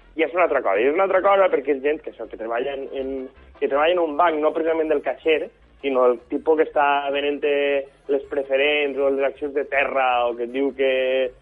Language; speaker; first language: Catalan; native; Catalan